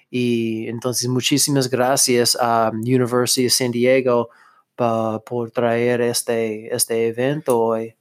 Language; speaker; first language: Spanish; non-native, fluent; English